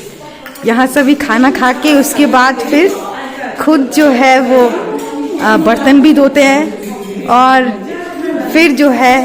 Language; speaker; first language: Hindi; native; Hindi